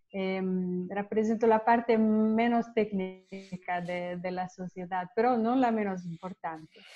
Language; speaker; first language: Spanish; non-native, learner; Italian